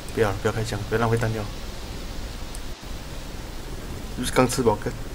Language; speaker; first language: Chinese; native; Chinese